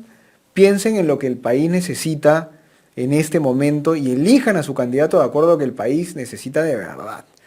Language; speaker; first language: Spanish; native; Spanish